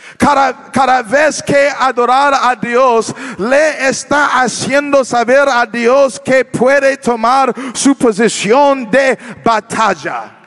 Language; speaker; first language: Spanish; non-native, learner; English